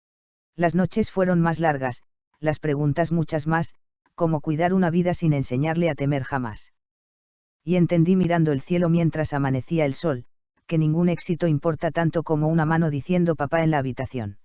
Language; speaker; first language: Spanish; native; Spanish